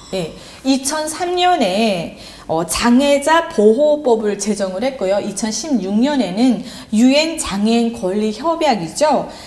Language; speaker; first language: Korean; native; Korean